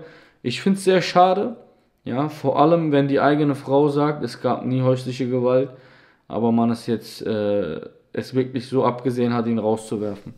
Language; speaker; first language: German; native; German